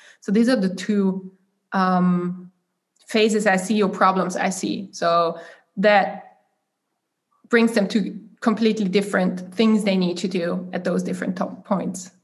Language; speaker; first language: English; non-native, fluent; German